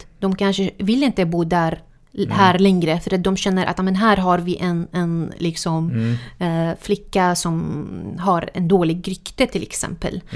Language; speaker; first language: Swedish; non-native, fluent; Arabic